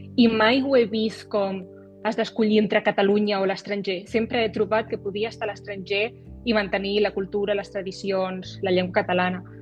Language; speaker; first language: Catalan; native; Catalan